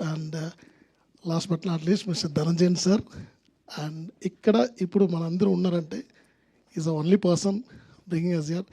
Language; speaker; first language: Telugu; non-native, local second language; Tamil